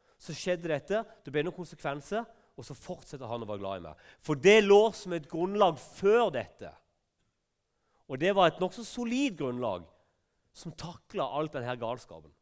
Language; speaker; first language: Norwegian; native; Norwegian